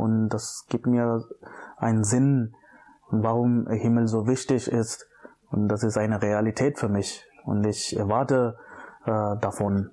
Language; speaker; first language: German; non-native, fluent; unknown